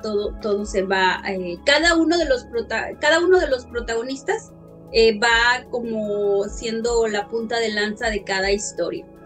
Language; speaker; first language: Spanish; native; Spanish